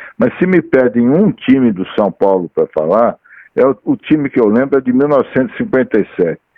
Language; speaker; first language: Portuguese; native; Portuguese